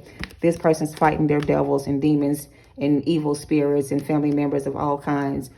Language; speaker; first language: English; native; English